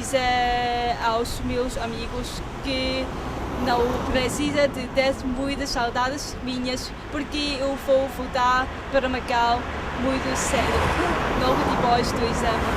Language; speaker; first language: Portuguese; non-native, fluent; Chinese